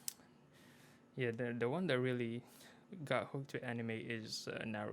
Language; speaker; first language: English; non-native, local second language; Filipino